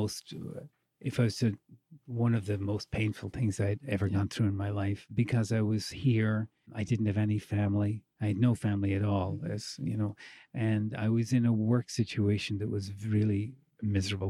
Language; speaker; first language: English; native; English